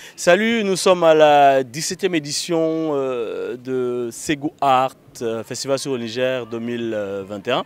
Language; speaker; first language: French; non-native, local second language; Bambara